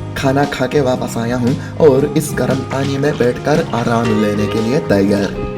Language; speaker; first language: Hindi; non-native, fluent; Japanese